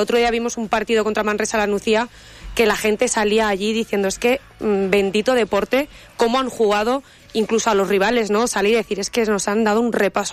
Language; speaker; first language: Spanish; native; Spanish